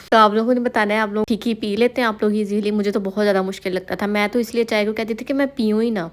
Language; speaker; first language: Urdu; non-native, local second language; Punjabi